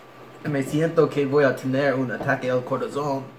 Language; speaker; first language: Spanish; non-native, learner; English